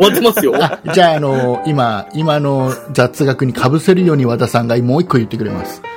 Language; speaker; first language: Japanese; native; Japanese